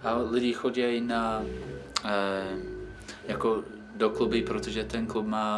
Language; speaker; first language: Czech; non-native, fluent; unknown